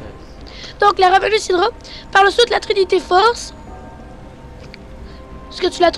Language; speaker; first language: French; native; French